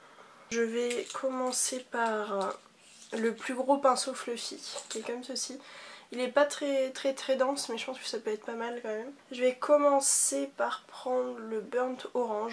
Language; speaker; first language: French; native; French